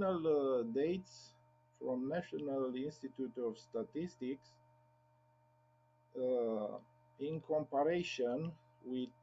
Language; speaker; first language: English; non-native, learner; Romanian